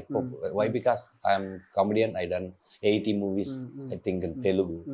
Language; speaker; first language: Tamil; non-native, learner; Telugu